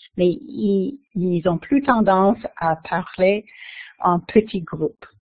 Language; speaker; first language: French; non-native, local second language; English